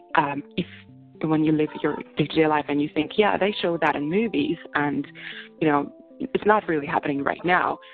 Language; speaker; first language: English; non-native, fluent; Russian